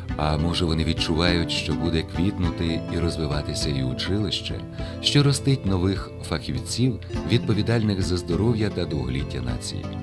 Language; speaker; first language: Ukrainian; native; Ukrainian